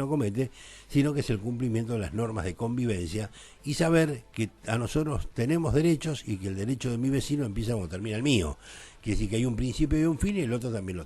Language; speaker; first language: Spanish; native; Spanish